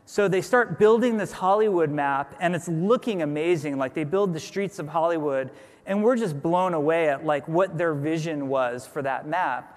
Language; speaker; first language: English; native; English